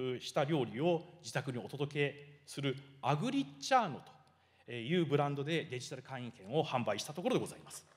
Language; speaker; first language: Japanese; native; Japanese